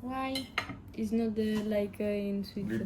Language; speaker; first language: English; non-native, learner; French